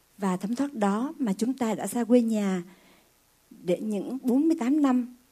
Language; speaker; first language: Vietnamese; native; Vietnamese